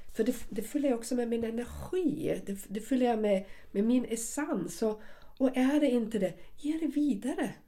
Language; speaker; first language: Swedish; non-native, fluent; German